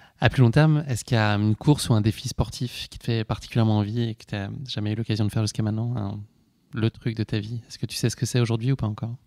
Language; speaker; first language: French; native; French